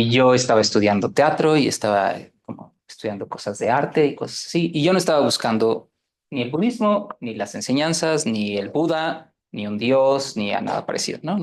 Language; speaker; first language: Spanish; native; Spanish